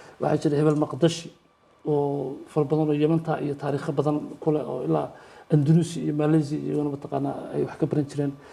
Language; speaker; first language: Somali; native; Somali